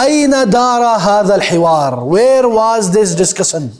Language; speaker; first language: Arabic; non-native, fluent; Urdu